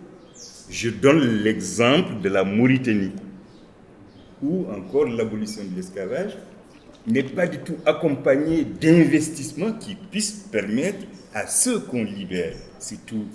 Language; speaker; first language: French; non-native, local second language; Wolof